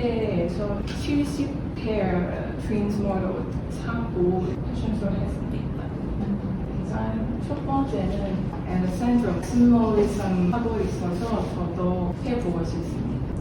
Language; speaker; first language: Korean; non-native, learner; Cantonese